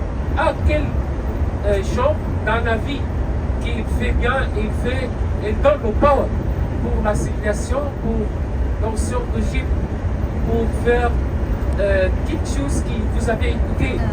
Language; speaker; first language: French; non-native, learner; Arabic